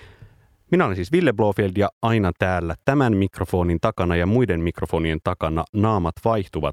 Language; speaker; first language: Finnish; native; Finnish